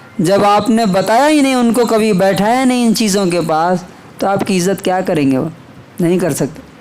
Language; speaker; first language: Urdu; native; Urdu